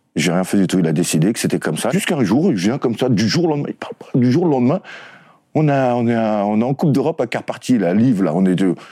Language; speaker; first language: French; native; French